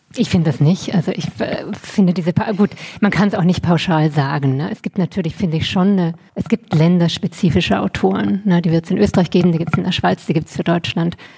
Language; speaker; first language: German; native; German